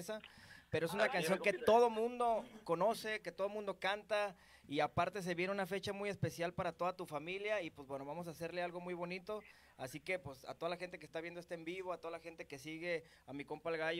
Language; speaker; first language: Spanish; native; Spanish